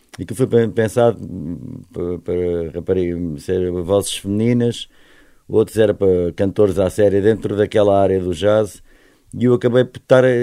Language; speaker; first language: Portuguese; native; Portuguese